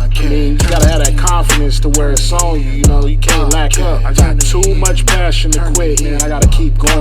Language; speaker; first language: English; native; English